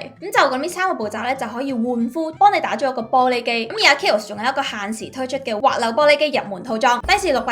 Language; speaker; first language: Cantonese; native; Cantonese